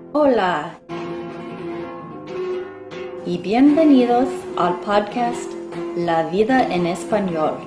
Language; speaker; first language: Spanish; non-native, fluent; English